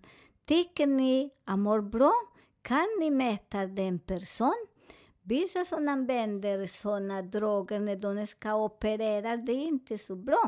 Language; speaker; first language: Swedish; non-native, learner; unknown